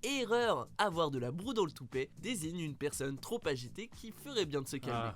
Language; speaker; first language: French; native; French